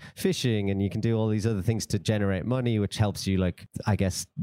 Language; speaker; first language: English; native; English